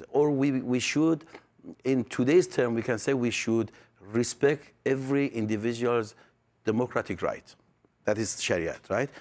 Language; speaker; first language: English; non-native, fluent; Persian